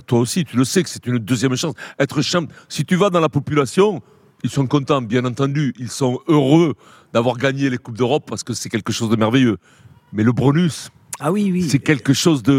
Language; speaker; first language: French; native; French